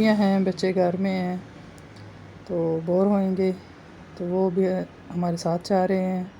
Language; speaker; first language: Hindi; native; Hindi